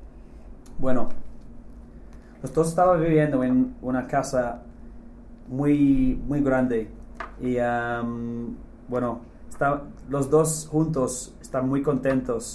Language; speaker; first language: Spanish; non-native, fluent; English